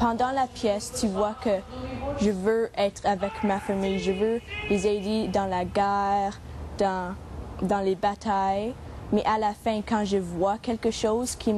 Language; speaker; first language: French; non-native, local second language; English